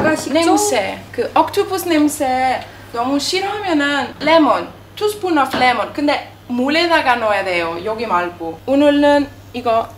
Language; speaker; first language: Korean; non-native, learner; Italian